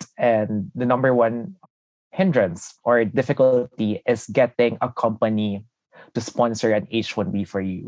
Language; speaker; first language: English; non-native, local second language; Filipino